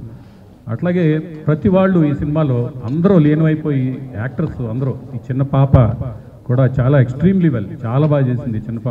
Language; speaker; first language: Telugu; native; Telugu